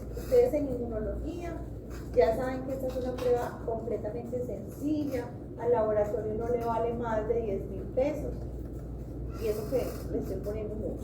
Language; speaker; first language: Spanish; native; Spanish